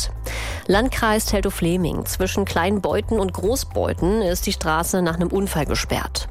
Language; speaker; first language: German; native; German